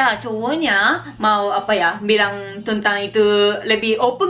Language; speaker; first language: Indonesian; non-native, learner; Japanese